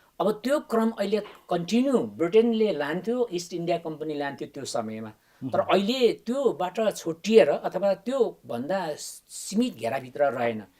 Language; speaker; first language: Nepali; non-native, local second language; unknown